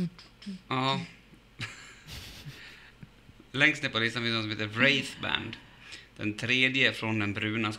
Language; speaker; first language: Swedish; native; Swedish